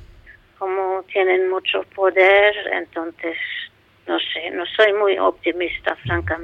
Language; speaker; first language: Spanish; non-native, fluent; Arabic